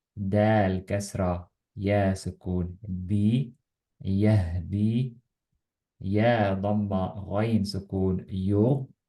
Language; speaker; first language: Arabic; non-native, learner; Estonian